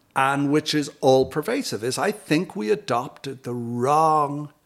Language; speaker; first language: English; native; English